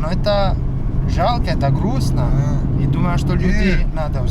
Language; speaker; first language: Russian; non-native, learner; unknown